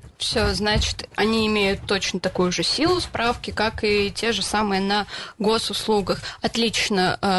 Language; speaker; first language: Russian; native; Russian